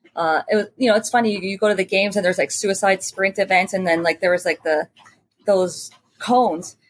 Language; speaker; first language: English; non-native, fluent; French